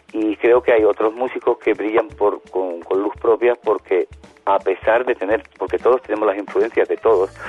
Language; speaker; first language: Spanish; native; Spanish